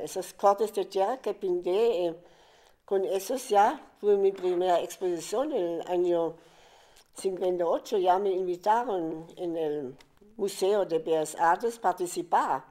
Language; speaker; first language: Spanish; non-native, fluent; German